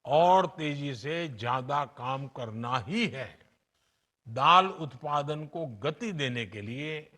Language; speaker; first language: Hindi; non-native, local second language; Gujarati